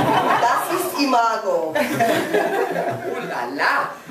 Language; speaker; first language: German; non-native, local second language; French